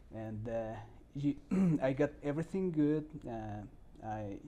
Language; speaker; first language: English; non-native, fluent; Spanish